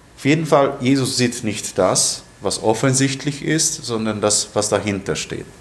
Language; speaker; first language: German; non-native, fluent; Polish